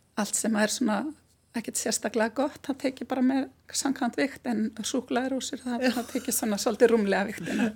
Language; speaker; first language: Icelandic; native; Icelandic